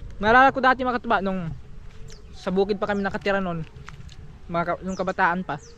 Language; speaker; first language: Filipino; non-native, local second language; Waray